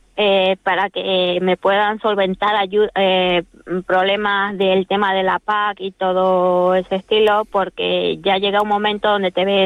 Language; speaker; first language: Spanish; native; Spanish